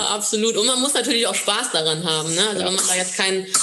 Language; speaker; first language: German; non-native, fluent; Portuguese